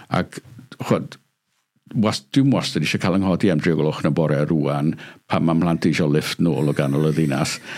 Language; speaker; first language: Welsh; native; Welsh